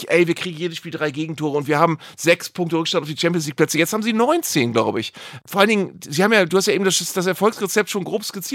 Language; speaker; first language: German; native; German